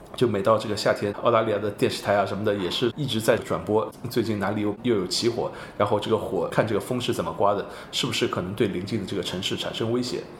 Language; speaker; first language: Chinese; non-native, local second language; Wu Chinese